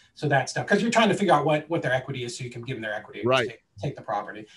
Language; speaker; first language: English; native; English